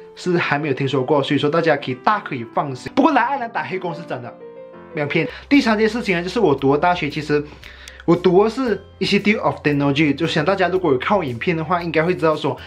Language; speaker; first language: Chinese; native; Chinese